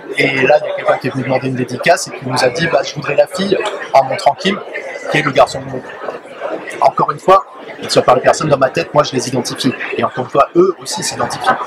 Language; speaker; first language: French; native; French